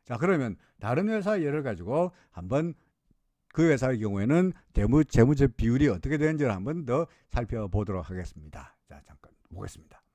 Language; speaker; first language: Korean; native; Korean